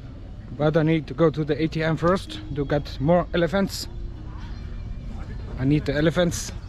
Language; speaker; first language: English; non-native, fluent; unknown